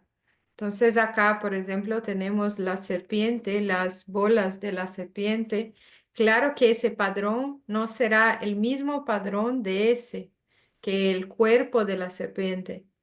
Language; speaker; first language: Spanish; non-native, learner; Portuguese